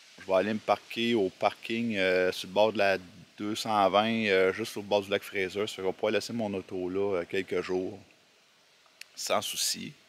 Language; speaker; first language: French; native; French